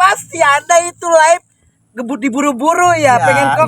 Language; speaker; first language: Indonesian; non-native, local second language; Sundanese